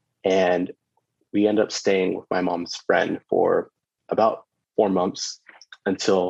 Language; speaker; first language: English; native; English